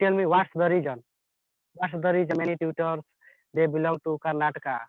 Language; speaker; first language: English; non-native, learner; Hindi